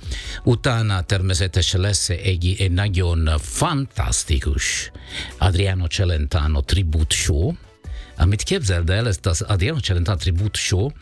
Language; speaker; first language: Hungarian; non-native, fluent; Italian